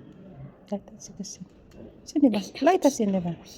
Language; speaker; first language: Finnish; non-native, learner; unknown